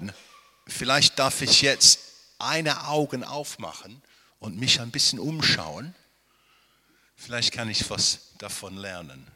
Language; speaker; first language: German; non-native, fluent; English